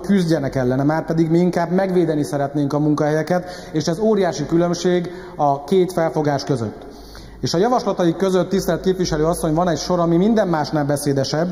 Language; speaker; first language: Hungarian; native; Hungarian